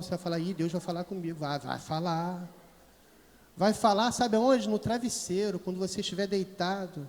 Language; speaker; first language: Portuguese; native; Portuguese